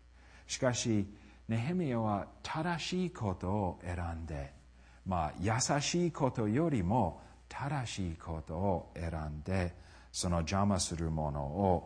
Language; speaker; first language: Japanese; non-native, fluent; English